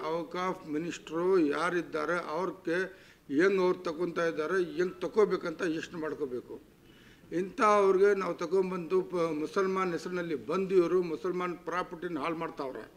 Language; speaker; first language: Kannada; non-native, local second language; Urdu